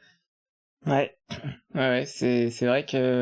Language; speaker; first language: French; native; French